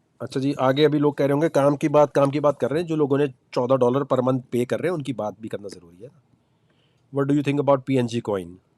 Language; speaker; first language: Urdu; native; Urdu